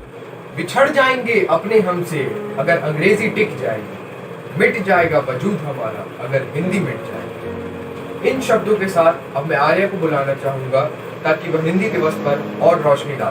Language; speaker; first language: Hindi; native; Hindi